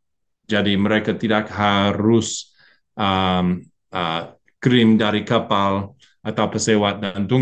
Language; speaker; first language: Indonesian; non-native, learner; English